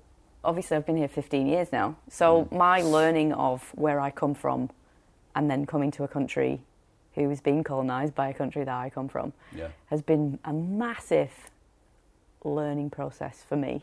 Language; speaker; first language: English; native; English